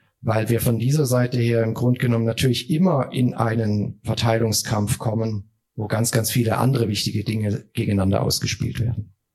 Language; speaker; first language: German; native; German